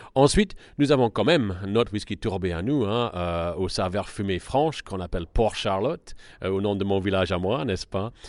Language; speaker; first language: French; non-native, fluent; English